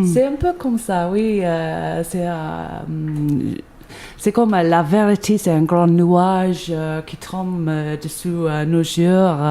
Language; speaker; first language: French; non-native, fluent; English